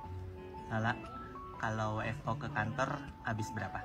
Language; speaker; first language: Indonesian; native; Indonesian